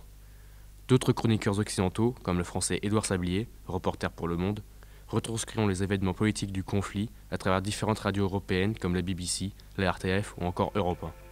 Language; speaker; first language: French; native; French